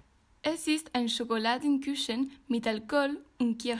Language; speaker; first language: German; non-native, learner; French